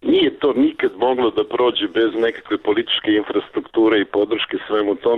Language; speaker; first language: Serbian; native; Serbian